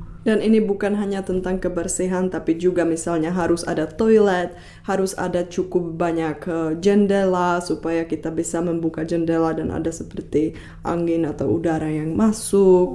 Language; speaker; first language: Indonesian; non-native, fluent; Czech